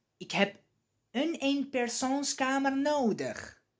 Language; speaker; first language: Dutch; non-native, fluent; Arabic